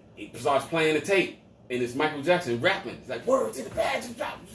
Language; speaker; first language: English; native; English